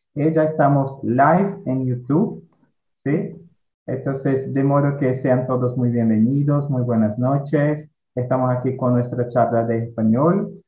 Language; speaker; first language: Spanish; non-native, fluent; Portuguese